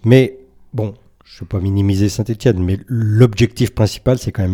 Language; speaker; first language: French; native; French